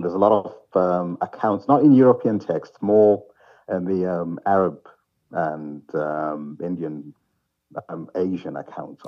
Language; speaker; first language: English; non-native, local second language; Shona